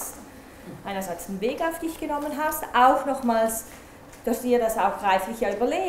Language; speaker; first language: German; native; German